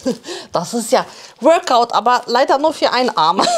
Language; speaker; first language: German; early bilingual, other home language; Polish